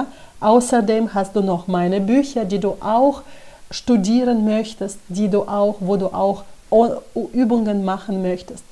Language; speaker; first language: German; non-native, fluent; Russian